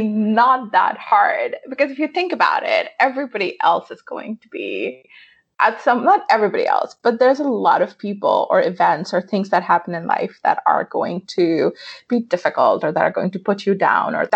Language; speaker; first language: English; non-native, local second language; Urdu